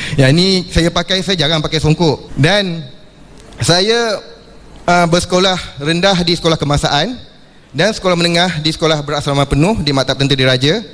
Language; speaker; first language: Malay; non-native, local second language; Chinese